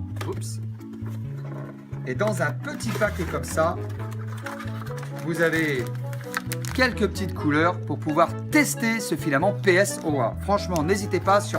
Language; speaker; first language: French; native; French